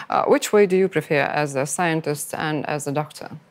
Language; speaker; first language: English; non-native, fluent; Lithuanian